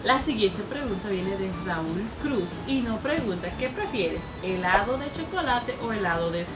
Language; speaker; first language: Spanish; native; Spanish